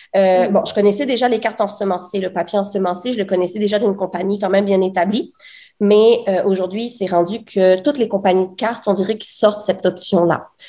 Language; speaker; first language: French; native; French